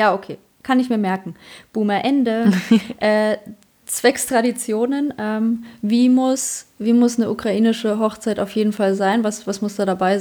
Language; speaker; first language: German; early bilingual, other home language; Polish